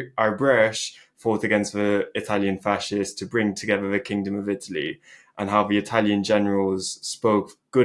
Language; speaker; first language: English; early bilingual, other home language; Albanian